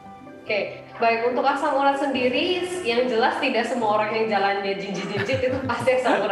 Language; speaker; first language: Indonesian; native; Indonesian